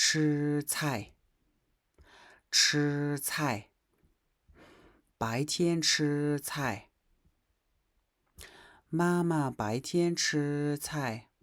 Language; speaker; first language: Chinese; non-native, fluent; Mongolian